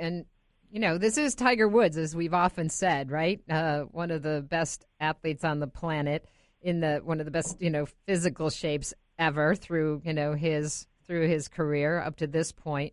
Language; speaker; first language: English; native; English